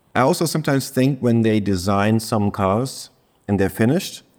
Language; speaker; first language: English; non-native, fluent; German